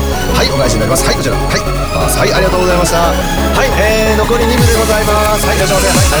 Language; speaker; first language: Japanese; native; Japanese